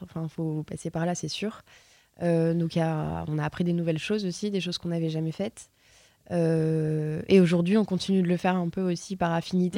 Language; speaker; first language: French; native; French